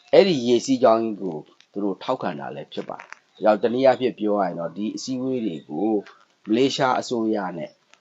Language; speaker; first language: Burmese; non-native, local second language; Pa'o Karen